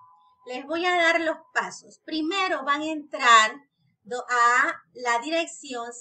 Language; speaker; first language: Spanish; native; Spanish